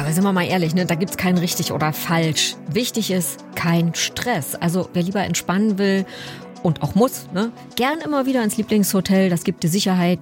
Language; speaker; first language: German; native; German